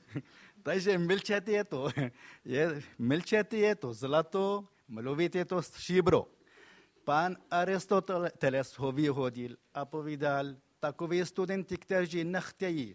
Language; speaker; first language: Czech; non-native, fluent; Kurdish